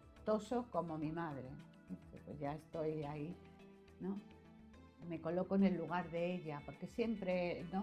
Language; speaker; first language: Spanish; native; Spanish